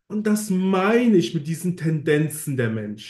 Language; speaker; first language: German; native; German